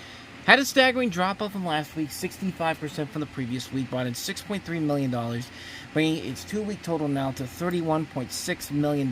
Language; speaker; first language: English; native; English